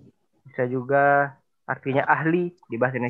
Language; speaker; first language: Indonesian; native; Indonesian